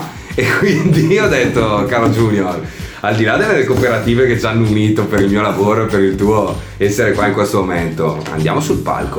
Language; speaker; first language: Italian; native; Italian